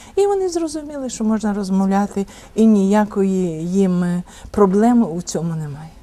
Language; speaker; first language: Ukrainian; native; Ukrainian